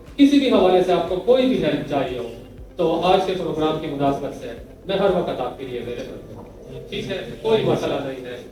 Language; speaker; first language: Urdu; non-native, local second language; Pashto